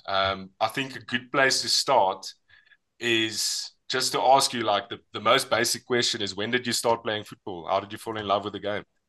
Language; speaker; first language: English; non-native, local second language; Afrikaans